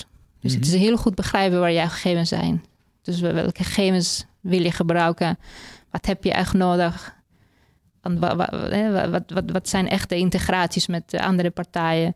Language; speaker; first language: Dutch; non-native, fluent; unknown